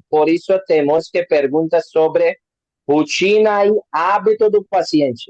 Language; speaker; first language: Portuguese; non-native, learner; Hindi